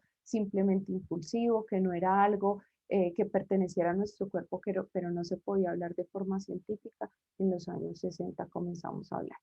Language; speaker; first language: Spanish; native; Spanish